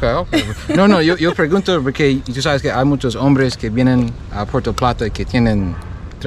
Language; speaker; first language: Spanish; non-native, learner; English